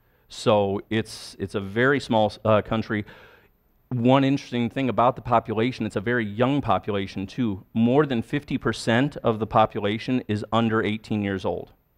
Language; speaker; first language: English; native; English